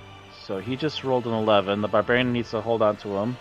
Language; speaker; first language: English; native; English